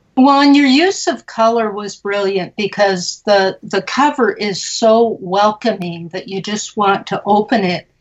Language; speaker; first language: English; early bilingual, other home language; Spanish